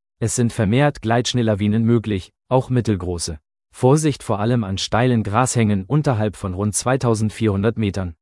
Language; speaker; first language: German; native; German